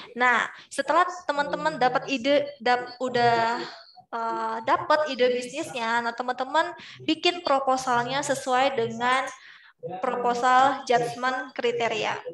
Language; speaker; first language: Indonesian; native; Indonesian